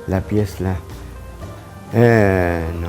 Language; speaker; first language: French; non-native, fluent; Spanish